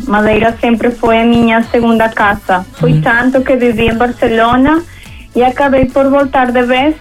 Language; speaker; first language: Portuguese; early bilingual, heritage; Portuguese